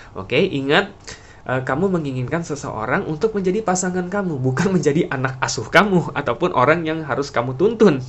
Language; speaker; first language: Indonesian; native; Indonesian